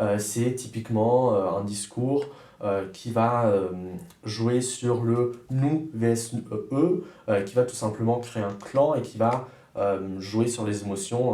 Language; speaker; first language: French; early bilingual, other home language; German